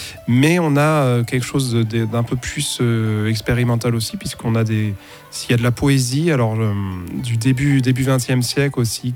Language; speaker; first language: French; native; French